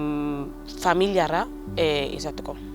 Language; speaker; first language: Basque; non-native, local second language; Spanish